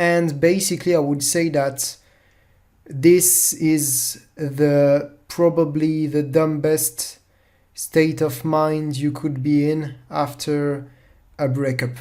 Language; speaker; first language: English; non-native, fluent; French